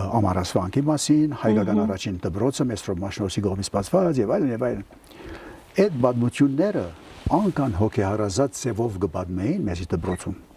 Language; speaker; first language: Armenian; early bilingual, heritage; Armenian